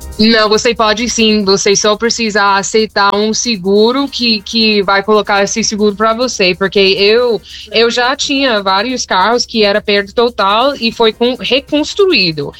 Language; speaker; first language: Portuguese; non-native, fluent; English